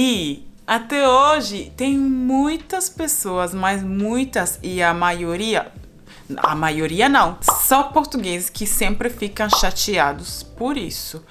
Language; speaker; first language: Portuguese; non-native, fluent; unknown